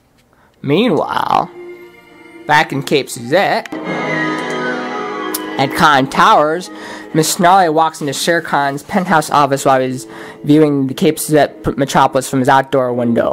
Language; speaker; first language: English; native; English